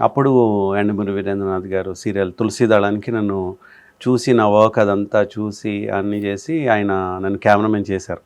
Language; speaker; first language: Telugu; native; Telugu